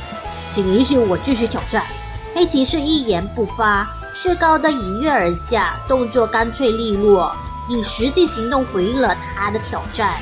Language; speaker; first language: Chinese; native; Chinese